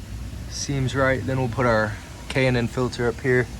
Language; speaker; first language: English; native; English